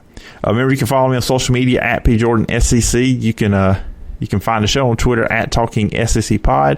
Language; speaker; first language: English; native; English